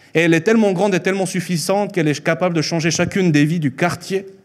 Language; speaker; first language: French; early bilingual, other home language; Spanish